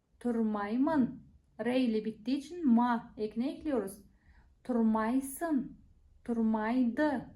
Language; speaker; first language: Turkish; non-native, fluent; Kazakh